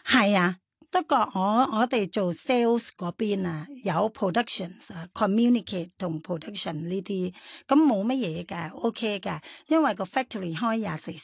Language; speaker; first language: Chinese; non-native, fluent; Thai